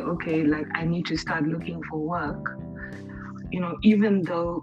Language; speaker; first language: English; native; English